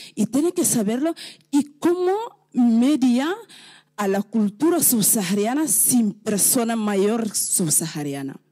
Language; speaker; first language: Spanish; non-native, learner; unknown